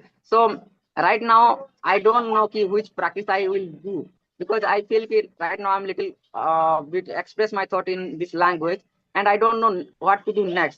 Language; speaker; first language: English; non-native, learner; Odia